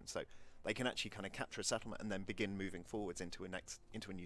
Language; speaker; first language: English; native; English